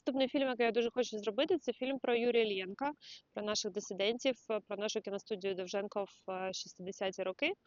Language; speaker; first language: Ukrainian; non-native, local second language; Russian